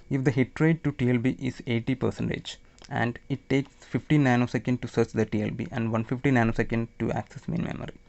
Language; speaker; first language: English; non-native, local second language; Malayalam